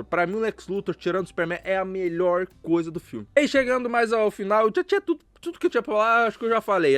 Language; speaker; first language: Portuguese; native; Portuguese